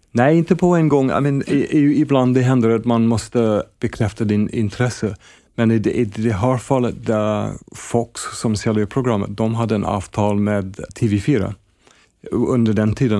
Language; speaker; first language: Swedish; non-native, fluent; English